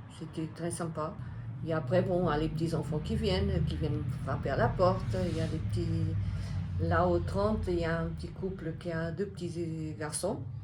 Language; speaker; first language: French; non-native, fluent; Portuguese